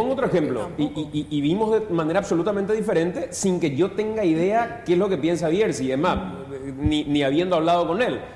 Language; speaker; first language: Spanish; native; Spanish